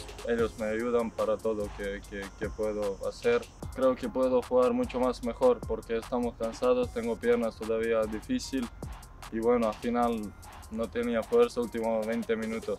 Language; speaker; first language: Spanish; non-native, learner; Serbian